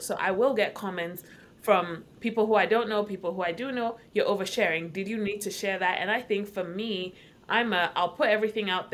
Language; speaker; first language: English; non-native, local second language; Akan